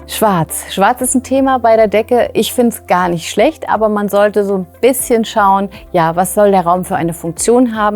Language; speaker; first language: German; native; German